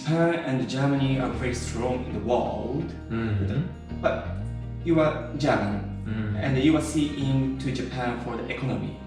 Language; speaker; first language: English; non-native, learner; Japanese